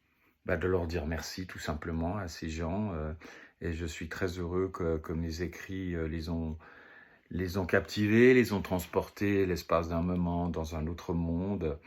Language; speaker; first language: French; native; French